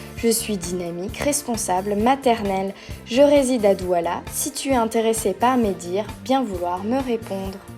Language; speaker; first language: French; native; French